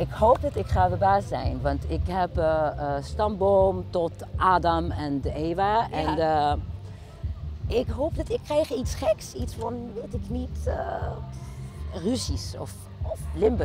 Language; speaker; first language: Dutch; non-native, fluent; Arabic